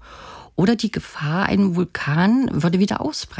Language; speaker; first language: German; native; German